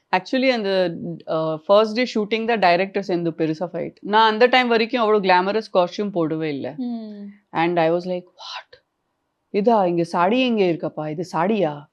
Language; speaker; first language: Tamil; non-native, local second language; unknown